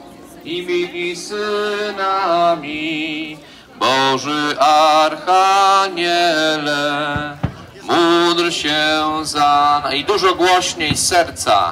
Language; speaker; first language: Polish; native; Polish